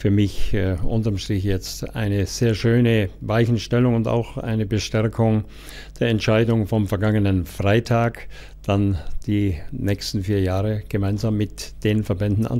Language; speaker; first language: German; native; German